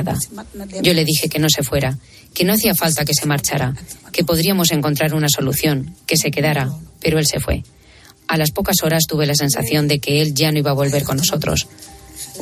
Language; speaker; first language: Spanish; non-native, fluent; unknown